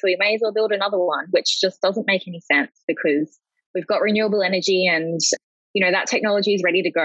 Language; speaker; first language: English; native; English